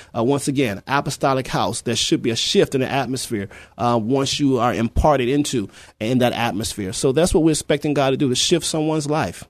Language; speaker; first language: English; native; English